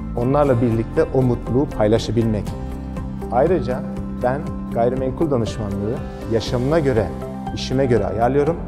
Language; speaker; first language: Turkish; early bilingual, heritage; Turkish